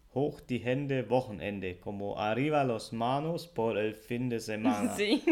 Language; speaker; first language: Spanish; non-native, fluent; German